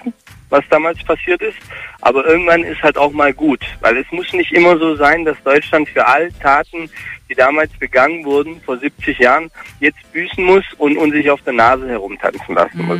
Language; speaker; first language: German; early bilingual, other home language; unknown